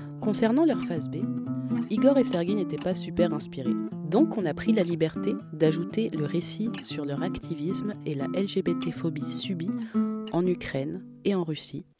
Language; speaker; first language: French; native; French